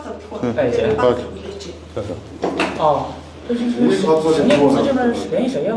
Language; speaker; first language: Chinese; native; Chinese